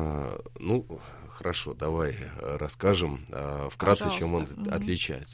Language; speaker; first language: Russian; native; Russian